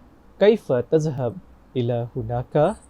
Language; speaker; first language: Arabic; non-native, learner; Malay